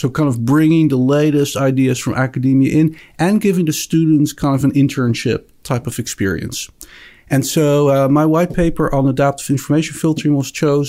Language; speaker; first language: English; non-native, fluent; Dutch